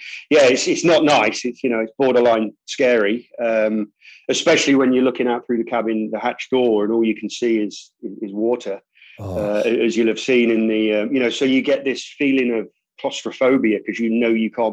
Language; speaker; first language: English; native; English